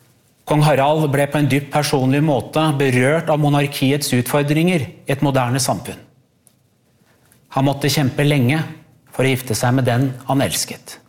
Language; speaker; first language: Norwegian; native; Norwegian